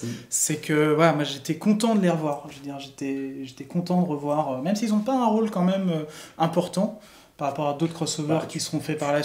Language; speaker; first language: French; native; French